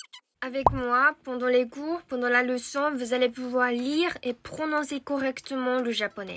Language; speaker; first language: French; non-native, fluent; Japanese